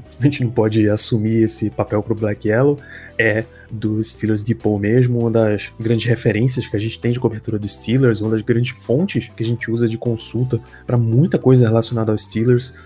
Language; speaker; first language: Portuguese; native; Portuguese